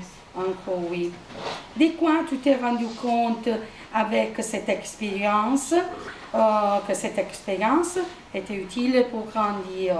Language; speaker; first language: French; non-native, fluent; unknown